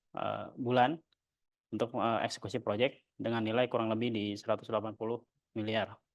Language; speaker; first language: Indonesian; native; Indonesian